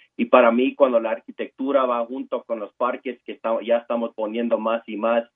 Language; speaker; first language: Spanish; early bilingual, heritage; Spanish